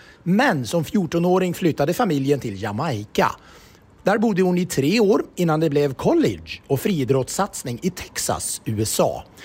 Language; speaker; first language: Swedish; native; Swedish